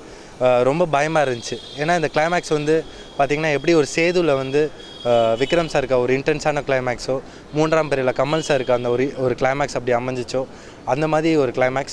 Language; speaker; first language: Tamil; native; Tamil